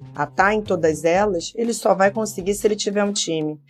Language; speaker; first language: Portuguese; native; Portuguese